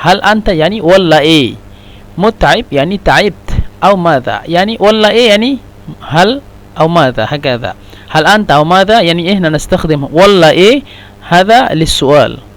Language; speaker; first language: Arabic; non-native, fluent; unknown